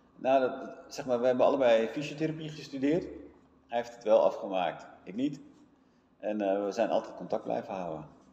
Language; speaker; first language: Dutch; native; Dutch